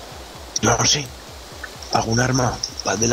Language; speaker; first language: Spanish; native; Spanish